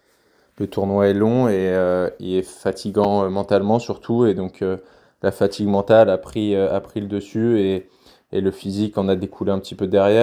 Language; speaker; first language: French; native; French